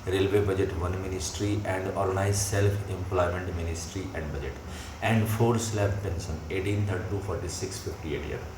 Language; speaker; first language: English; non-native, local second language; Hindi